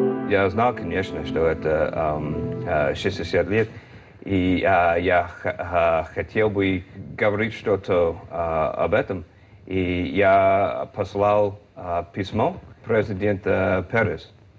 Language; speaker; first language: Russian; non-native, learner; English